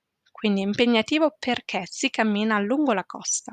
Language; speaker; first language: Italian; native; Italian